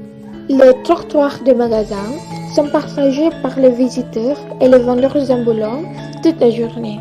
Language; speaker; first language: French; non-native, learner; Indonesian